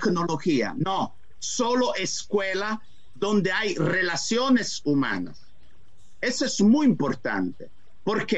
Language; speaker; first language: Spanish; non-native, fluent; Italian